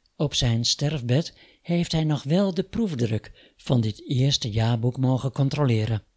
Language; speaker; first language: Dutch; native; Dutch